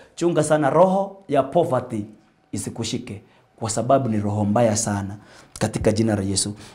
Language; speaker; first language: Swahili; non-native, local second language; Meru